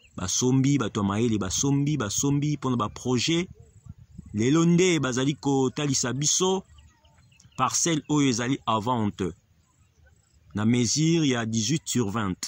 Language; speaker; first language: Lingala; native; Lingala